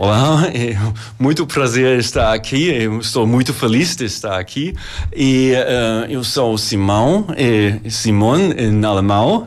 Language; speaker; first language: Portuguese; non-native, learner; German